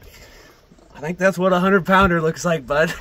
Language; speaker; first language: English; native; English